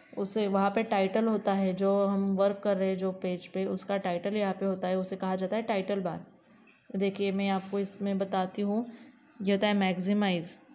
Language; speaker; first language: Hindi; non-native, local second language; Gujarati